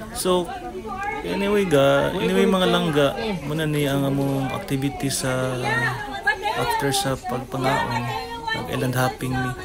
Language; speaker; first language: Cebuano; non-native, local second language; Hiligaynon